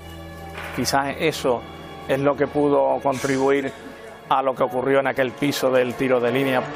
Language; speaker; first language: Spanish; native; Spanish